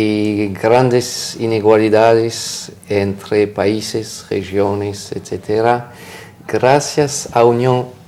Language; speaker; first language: Spanish; non-native, fluent; French